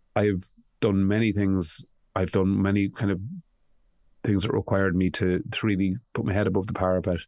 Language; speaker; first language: English; native; English